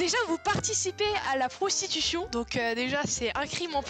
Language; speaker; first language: French; native; French